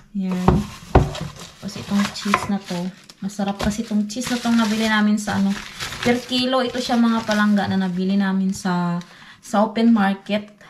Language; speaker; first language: Filipino; non-native, local second language; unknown